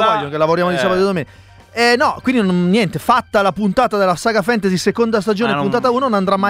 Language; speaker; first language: Italian; native; Italian